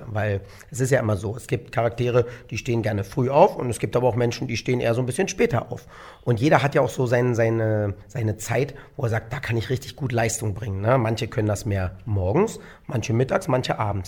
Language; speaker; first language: German; native; German